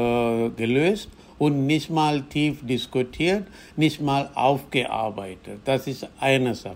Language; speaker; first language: German; non-native, fluent; Tamil